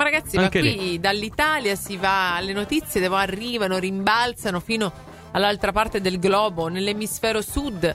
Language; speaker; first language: Italian; native; Italian